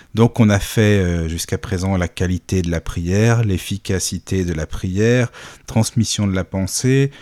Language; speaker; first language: French; native; French